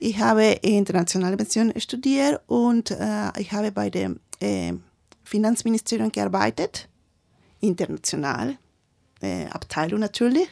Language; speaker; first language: German; non-native, learner; Spanish